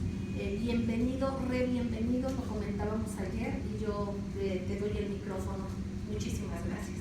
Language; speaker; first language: Spanish; native; Spanish